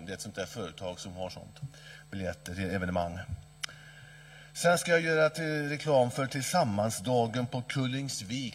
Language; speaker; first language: Swedish; native; Swedish